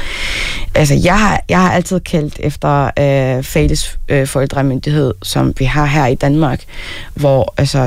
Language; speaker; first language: Danish; non-native, fluent; Arabic